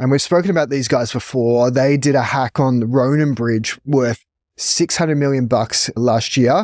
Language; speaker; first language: English; native; English